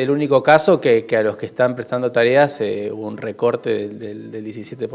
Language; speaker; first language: Spanish; native; Spanish